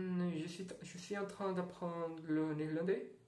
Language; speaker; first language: French; non-native, learner; Portuguese